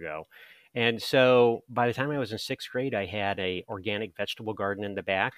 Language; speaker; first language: English; native; English